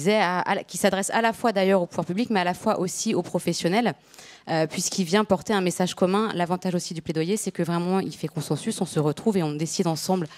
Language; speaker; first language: French; native; French